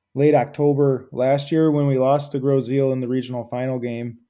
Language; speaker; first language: English; native; English